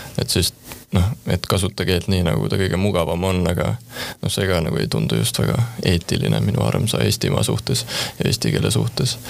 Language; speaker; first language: Estonian; native; Estonian